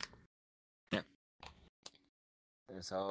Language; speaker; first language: English; non-native, learner; Japanese